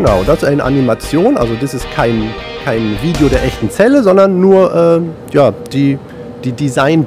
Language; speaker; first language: German; native; German